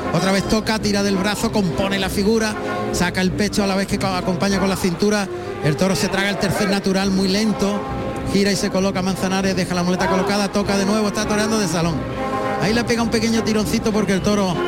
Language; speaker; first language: Spanish; native; Spanish